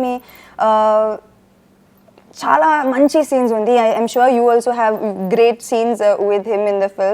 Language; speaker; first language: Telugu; non-native, fluent; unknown